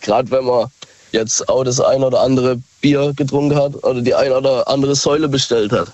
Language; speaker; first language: German; native; German